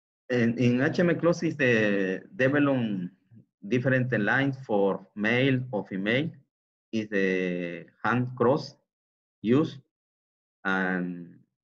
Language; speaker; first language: English; non-native, learner; Spanish